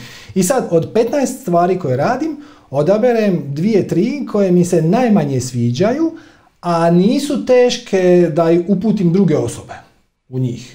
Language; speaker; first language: Croatian; native; Croatian